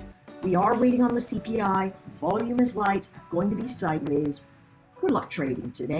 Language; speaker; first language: English; native; English